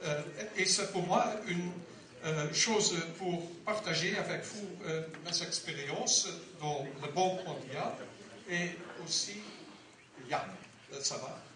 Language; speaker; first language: French; non-native, learner; Dutch